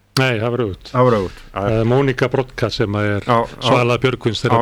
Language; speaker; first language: Icelandic; native; Icelandic